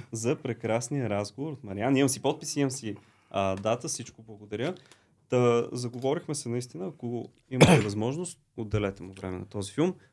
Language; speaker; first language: Bulgarian; native; Bulgarian